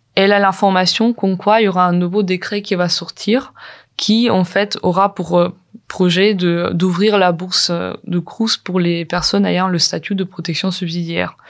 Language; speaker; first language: French; non-native, fluent; Ukrainian